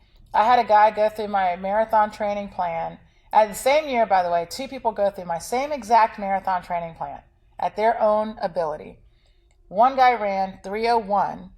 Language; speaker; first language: English; native; English